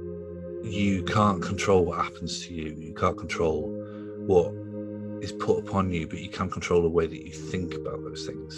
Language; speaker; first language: English; native; English